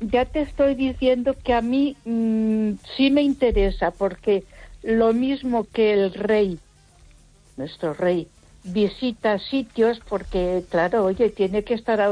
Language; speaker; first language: Spanish; non-native, local second language; Catalan